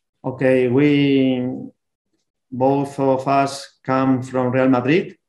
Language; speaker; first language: English; non-native, fluent; Spanish